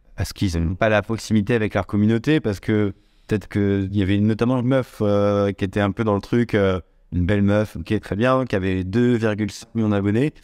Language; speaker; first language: French; native; French